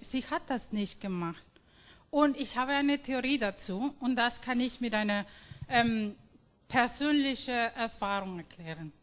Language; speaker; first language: German; non-native, fluent; Spanish